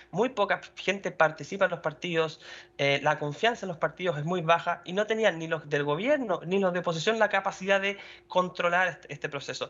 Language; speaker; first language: Spanish; native; Spanish